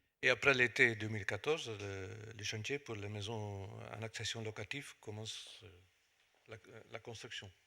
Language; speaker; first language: French; non-native, fluent; Dutch